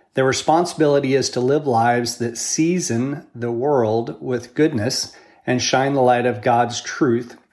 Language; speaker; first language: English; native; English